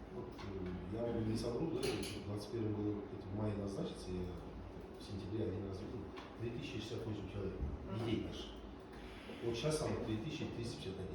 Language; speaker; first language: Russian; non-native, local second language; Kazakh